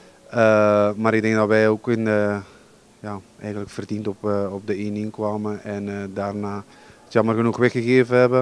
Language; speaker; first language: Dutch; native; Dutch